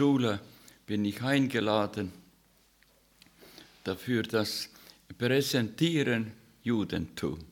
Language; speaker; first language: German; non-native, fluent; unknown